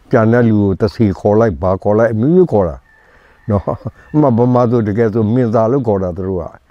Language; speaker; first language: Burmese; non-native, local second language; S'gaw Karen